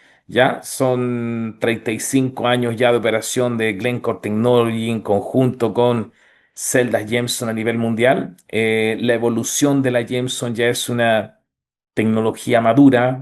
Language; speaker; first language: Spanish; native; Spanish